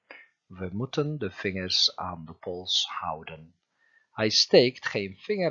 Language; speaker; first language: Dutch; non-native, fluent; Turkish